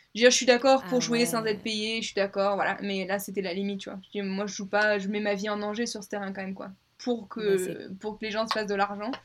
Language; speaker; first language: French; native; French